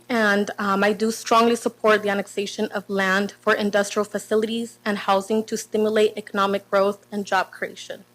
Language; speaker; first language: English; non-native, fluent; Spanish